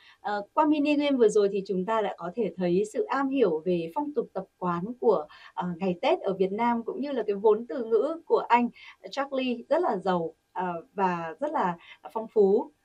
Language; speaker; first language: Vietnamese; native; Vietnamese